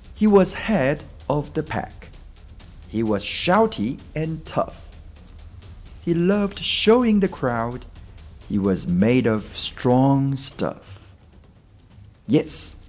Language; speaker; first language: English; non-native, fluent; Chinese